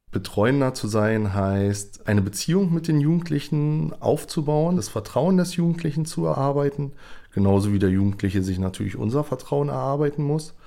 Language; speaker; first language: German; native; German